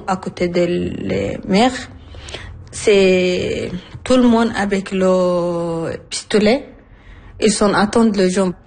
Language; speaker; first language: French; non-native, learner; Arabic